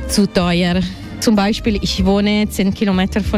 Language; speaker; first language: German; non-native, learner; Italian